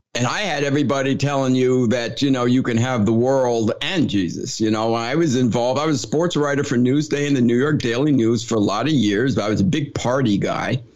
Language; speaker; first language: English; native; English